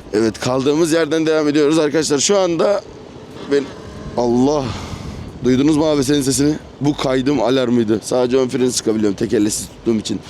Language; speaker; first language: Turkish; native; Turkish